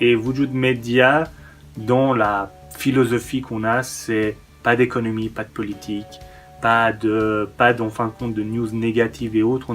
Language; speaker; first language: French; early bilingual, other home language; Persian